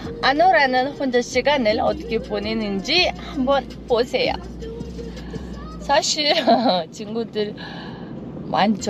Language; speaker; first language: Korean; non-native, fluent; Uzbek